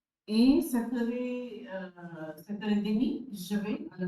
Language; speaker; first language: French; non-native, learner; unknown